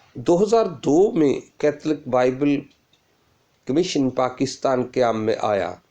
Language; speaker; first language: Urdu; non-native, local second language; Punjabi